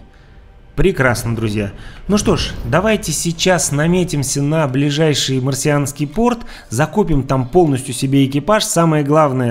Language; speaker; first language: Russian; native; Russian